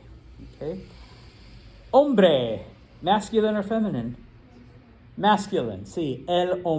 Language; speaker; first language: Spanish; non-native, fluent; English